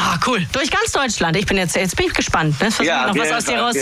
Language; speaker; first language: German; native; German